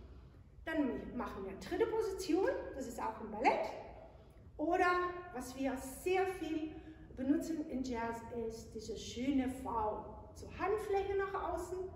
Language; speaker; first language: German; non-native, fluent; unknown